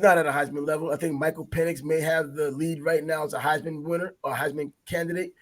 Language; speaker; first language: English; native; English